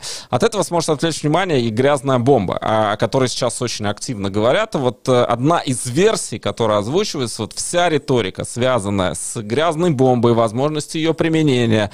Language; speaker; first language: Russian; native; Russian